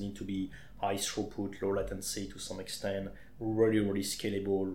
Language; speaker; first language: English; non-native, fluent; French